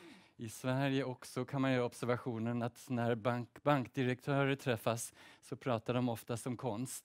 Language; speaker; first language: Swedish; early bilingual, heritage; Swedish